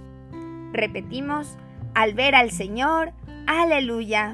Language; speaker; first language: Spanish; native; Spanish